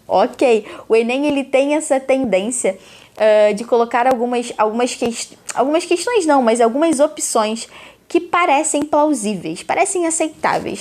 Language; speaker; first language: Portuguese; native; Portuguese